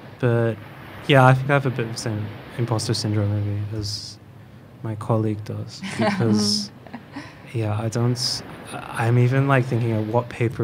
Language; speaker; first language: English; non-native, fluent; Persian